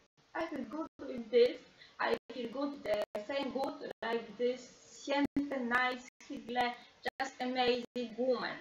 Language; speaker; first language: English; non-native, learner; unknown